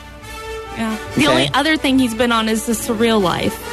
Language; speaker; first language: English; native; English